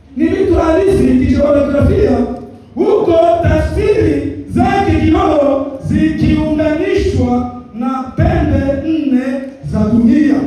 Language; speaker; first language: Swahili; native; Swahili